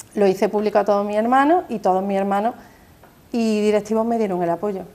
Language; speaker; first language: Spanish; native; Spanish